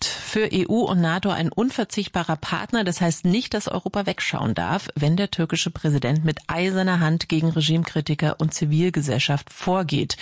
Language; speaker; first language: German; native; German